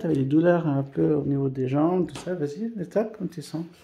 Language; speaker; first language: French; native; French